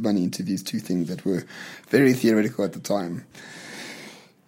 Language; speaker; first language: English; native; English